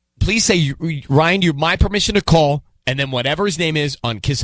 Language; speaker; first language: English; native; English